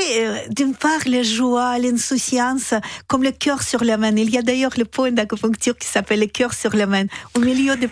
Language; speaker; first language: French; non-native, fluent; Russian